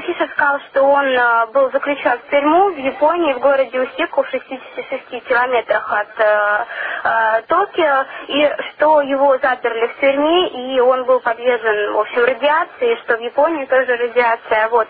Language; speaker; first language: Russian; native; Russian